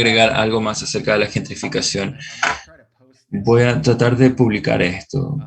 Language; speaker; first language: Spanish; non-native, fluent; English